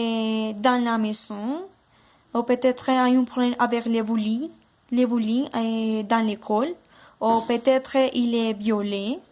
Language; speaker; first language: French; non-native, learner; Spanish